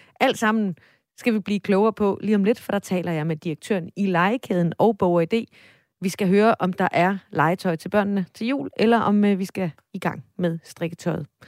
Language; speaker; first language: Danish; native; Danish